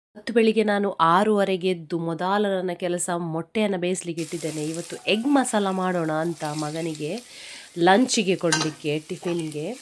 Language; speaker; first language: Kannada; non-native, local second language; Konkani